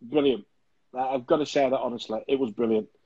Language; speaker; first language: English; native; English